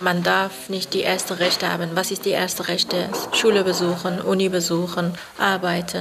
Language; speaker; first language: German; non-native, fluent; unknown